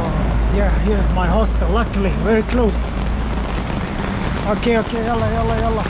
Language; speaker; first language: English; non-native, fluent; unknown